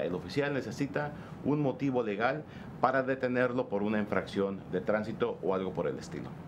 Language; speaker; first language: Spanish; native; Spanish